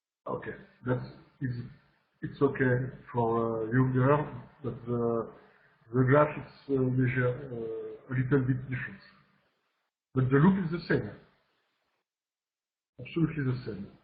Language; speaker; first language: English; non-native, learner; French